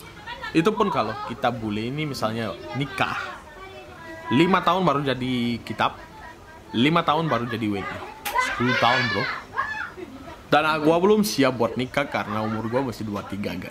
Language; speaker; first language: Indonesian; non-native, fluent; Russian